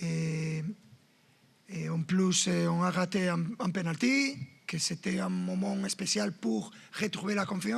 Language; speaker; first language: French; non-native, fluent; Spanish